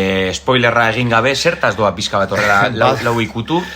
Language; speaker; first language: Basque; native; Basque